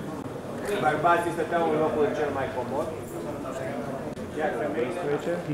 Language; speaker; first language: Romanian; native; Romanian